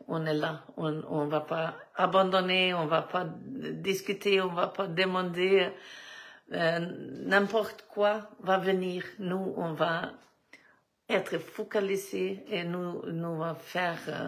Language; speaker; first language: French; non-native, fluent; Swedish